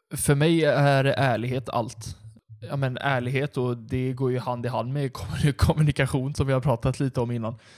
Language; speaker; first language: Swedish; native; Swedish